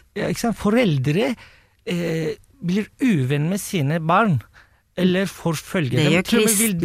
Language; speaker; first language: Norwegian; non-native, fluent; Turkish